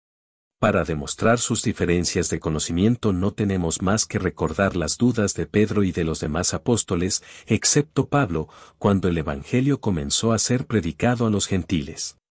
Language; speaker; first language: Spanish; native; Spanish